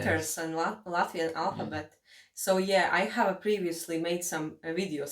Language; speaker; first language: English; non-native, fluent; Latvian